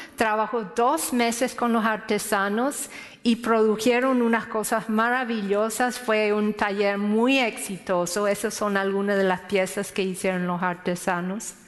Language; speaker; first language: Spanish; non-native, fluent; English